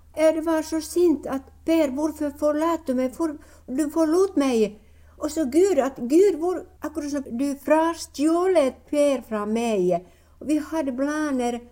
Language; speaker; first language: Norwegian; non-native, fluent; Finnish